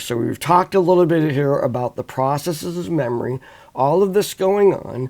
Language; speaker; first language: English; native; English